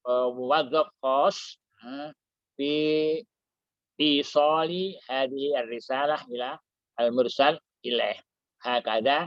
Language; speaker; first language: Arabic; non-native, fluent; Indonesian